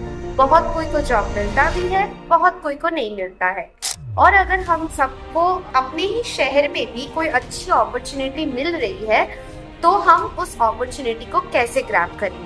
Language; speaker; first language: Hindi; non-native, local second language; Bangla